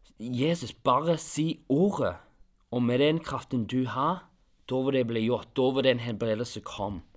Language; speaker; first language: Norwegian; non-native, fluent; English